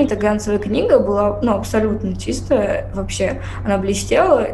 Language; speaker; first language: Russian; native; Russian